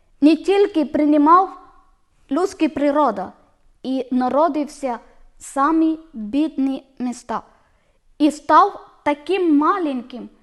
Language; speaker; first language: Ukrainian; non-native, learner; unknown